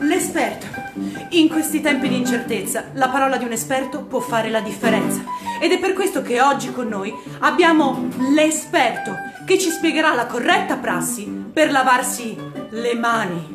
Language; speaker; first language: Italian; native; Italian